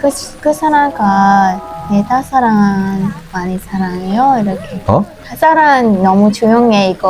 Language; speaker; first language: Korean; non-native, learner; Hmong